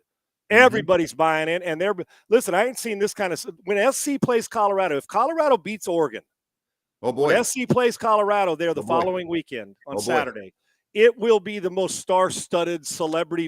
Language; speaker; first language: English; native; English